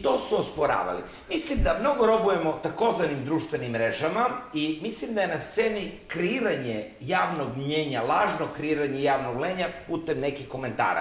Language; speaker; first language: Serbian; native; Serbian